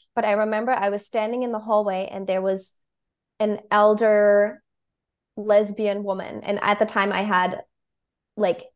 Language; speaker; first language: English; non-native, fluent; German